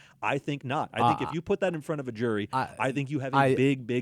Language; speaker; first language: English; native; English